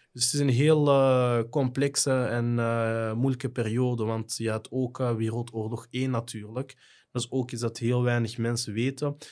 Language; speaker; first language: Dutch; native; Dutch